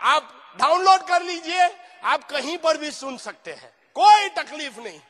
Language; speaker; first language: Hindi; non-native, local second language; Gujarati